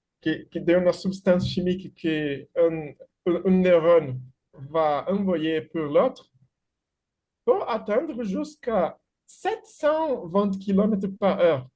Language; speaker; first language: French; non-native, fluent; Portuguese